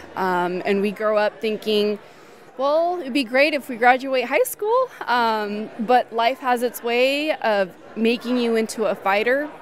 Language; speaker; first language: English; native; English